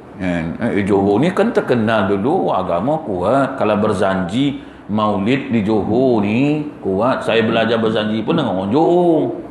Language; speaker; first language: Malay; native; Malay